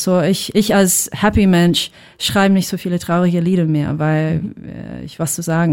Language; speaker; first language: German; non-native, fluent; English